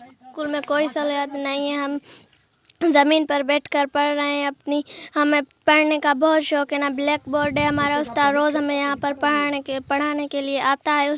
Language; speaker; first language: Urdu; non-native, local second language; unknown